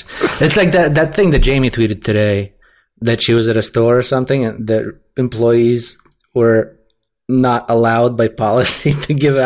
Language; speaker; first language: English; non-native, fluent; Russian